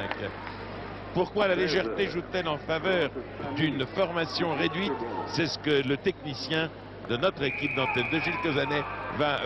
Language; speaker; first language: French; native; French